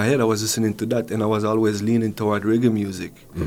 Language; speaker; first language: English; non-native, fluent; French